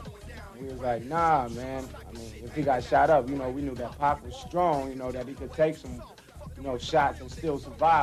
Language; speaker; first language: English; native; English